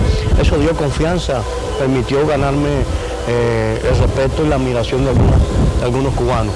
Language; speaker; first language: Spanish; native; Spanish